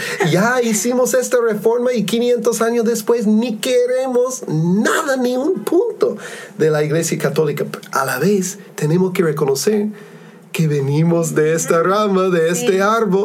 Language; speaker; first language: Spanish; non-native, fluent; English